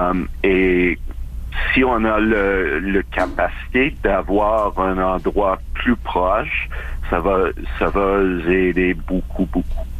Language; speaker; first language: French; non-native, local second language; English